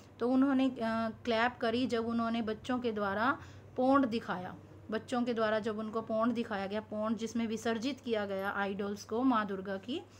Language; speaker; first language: Hindi; non-native, local second language; Punjabi